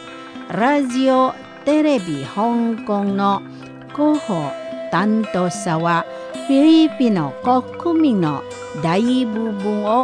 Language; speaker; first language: Japanese; non-native, fluent; Indonesian